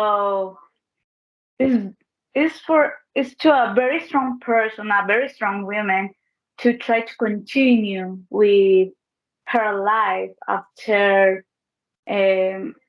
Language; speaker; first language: English; non-native, learner; Spanish